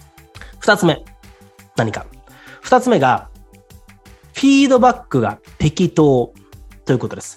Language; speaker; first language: Japanese; native; Japanese